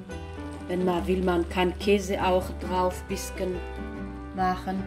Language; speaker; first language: German; non-native, learner; Kurdish